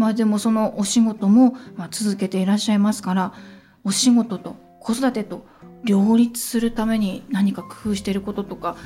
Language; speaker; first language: Japanese; native; Japanese